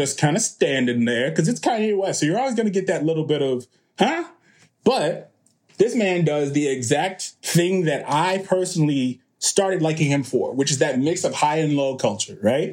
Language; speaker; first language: English; native; English